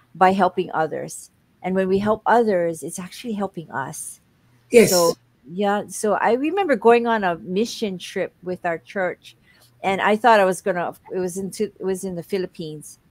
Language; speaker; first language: English; native; English